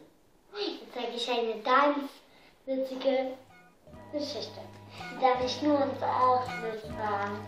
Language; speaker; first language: German; early bilingual, heritage; German